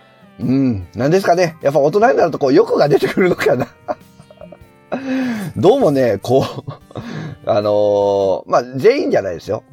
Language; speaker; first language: Japanese; native; Japanese